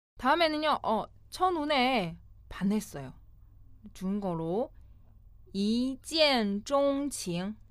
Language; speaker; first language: Korean; non-native, fluent; Chinese